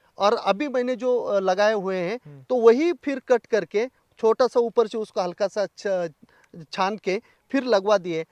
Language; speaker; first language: Hindi; non-native, local second language; Marathi